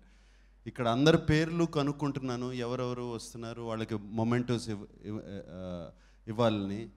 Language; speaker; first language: Telugu; native; Telugu